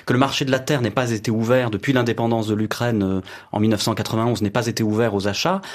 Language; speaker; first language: French; native; French